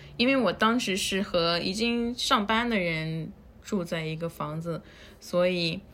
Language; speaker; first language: Chinese; non-native, fluent; Spanish